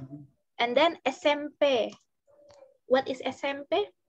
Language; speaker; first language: English; non-native, fluent; Indonesian